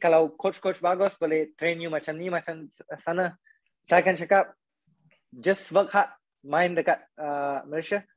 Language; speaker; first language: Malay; non-native, local second language; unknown